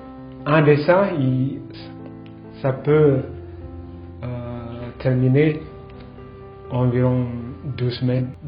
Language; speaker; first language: French; non-native, fluent; Indonesian